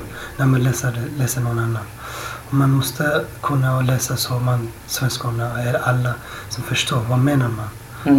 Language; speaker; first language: Swedish; non-native, learner; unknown